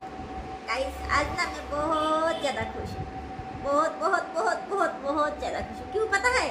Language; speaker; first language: Hindi; non-native, local second language; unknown